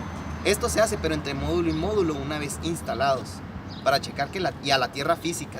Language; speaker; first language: Spanish; native; Spanish